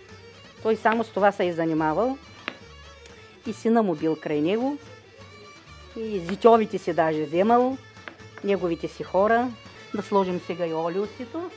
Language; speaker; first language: Bulgarian; native; Bulgarian